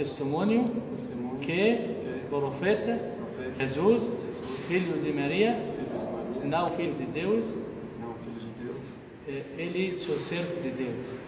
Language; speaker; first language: Portuguese; non-native, learner; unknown